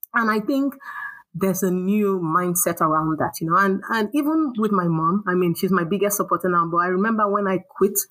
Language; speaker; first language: English; non-native, local second language; Yoruba